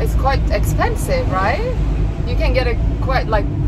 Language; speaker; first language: English; non-native, fluent; Turkish